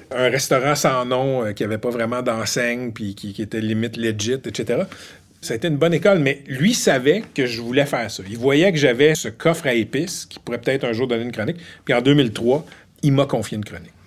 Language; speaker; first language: French; native; French